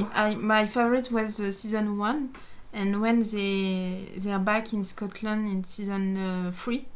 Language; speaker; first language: English; non-native, learner; French